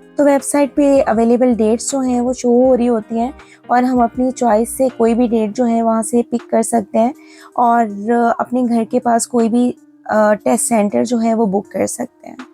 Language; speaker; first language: Urdu; native; Urdu